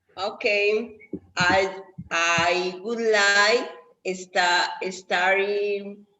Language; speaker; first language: English; non-native, learner; Spanish